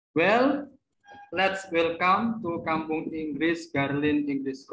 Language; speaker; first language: English; non-native, learner; Indonesian